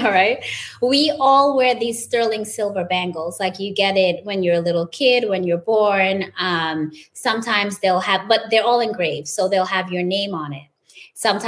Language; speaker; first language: English; non-native, local second language; Wolof